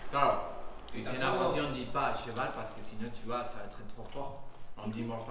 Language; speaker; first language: French; non-native, learner; Spanish